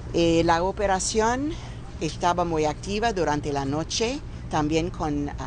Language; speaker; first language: Spanish; non-native, fluent; English